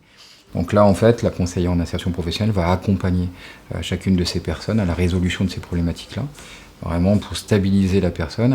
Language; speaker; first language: French; native; French